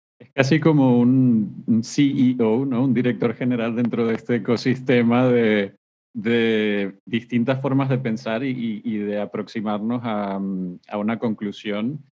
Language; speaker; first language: Spanish; native; Spanish